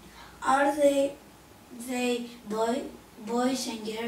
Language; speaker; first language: English; non-native, learner; Greek